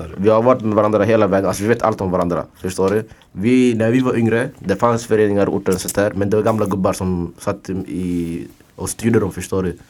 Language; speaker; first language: Swedish; early bilingual, other home language; Somali